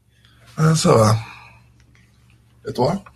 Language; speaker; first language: French; non-native, learner; English